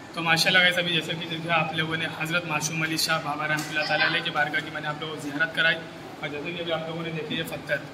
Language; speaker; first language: Hindi; non-native, local second language; Urdu